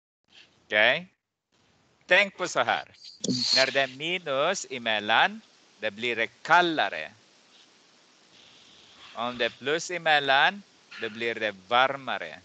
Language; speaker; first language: Swedish; non-native, fluent; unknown